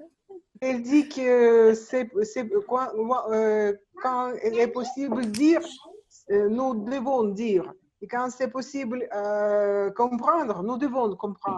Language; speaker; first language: French; non-native, learner; Russian